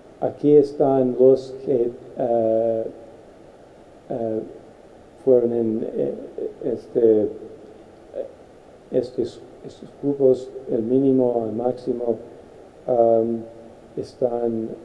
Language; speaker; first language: Spanish; non-native, fluent; English